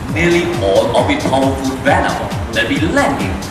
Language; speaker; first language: English; non-native, learner; Thai